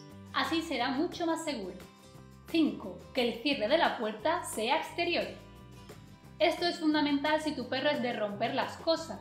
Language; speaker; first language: Spanish; native; Spanish